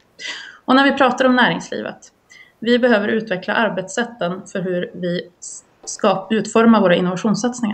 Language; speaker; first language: Swedish; native; Swedish